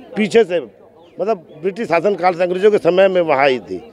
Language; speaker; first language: Hindi; native; Hindi